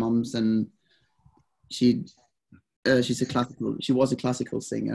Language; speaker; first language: English; non-native, fluent; Danish